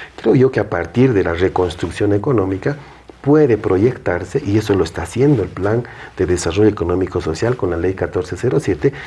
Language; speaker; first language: Spanish; native; Spanish